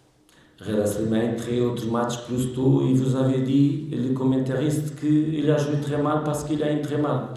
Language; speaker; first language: French; non-native, learner; Portuguese